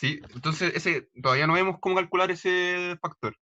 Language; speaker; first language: Spanish; native; Spanish